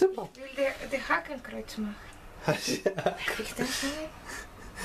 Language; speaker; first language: German; non-native, learner; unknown